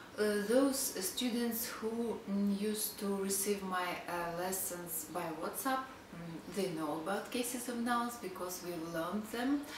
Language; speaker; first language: English; non-native, fluent; Russian